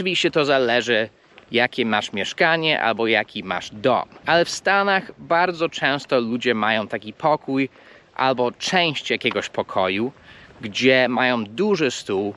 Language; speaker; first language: Polish; non-native, fluent; English